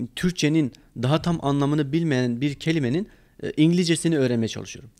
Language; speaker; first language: Turkish; non-native, local second language; Kurdish